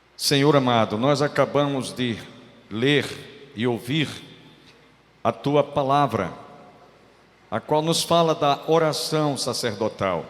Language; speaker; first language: Portuguese; native; Portuguese